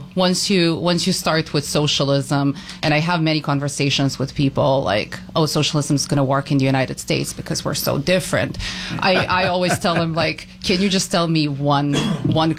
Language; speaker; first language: English; non-native, fluent; Serbian